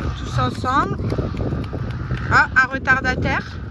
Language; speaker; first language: French; native; French